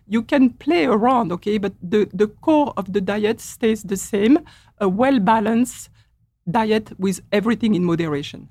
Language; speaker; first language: English; non-native, fluent; French